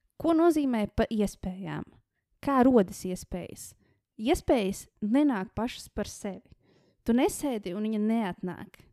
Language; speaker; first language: Latvian; native; Latvian